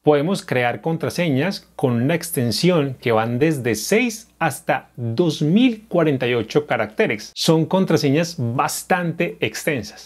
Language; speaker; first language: Spanish; native; Spanish